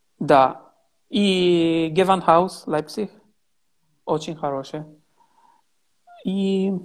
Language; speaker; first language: Russian; non-native, learner; Italian